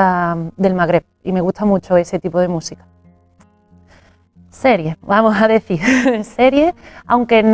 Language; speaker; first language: Spanish; native; Spanish